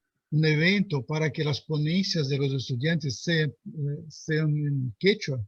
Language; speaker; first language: Spanish; non-native, fluent; Portuguese